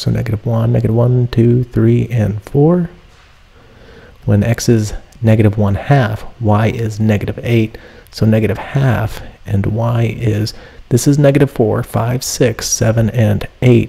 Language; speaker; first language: English; native; English